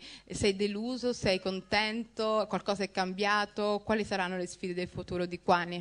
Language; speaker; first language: Italian; early bilingual, other home language; Somali